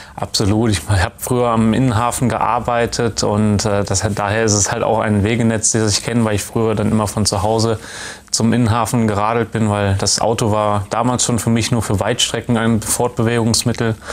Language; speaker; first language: German; native; German